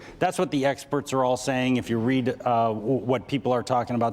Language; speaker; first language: English; native; English